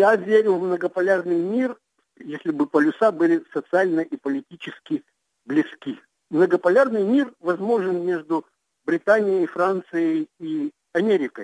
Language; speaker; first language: Russian; native; Russian